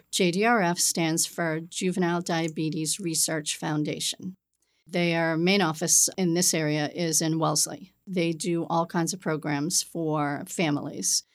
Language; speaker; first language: English; native; English